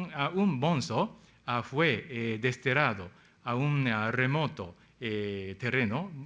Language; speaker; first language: Spanish; non-native, fluent; Japanese